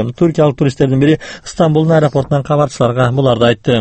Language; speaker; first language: Kyrgyz; native; Kyrgyz